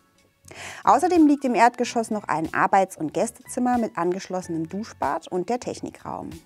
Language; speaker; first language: German; native; German